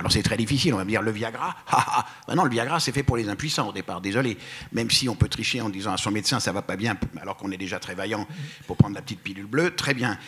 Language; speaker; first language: French; native; French